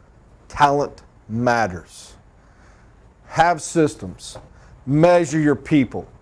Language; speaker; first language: English; native; English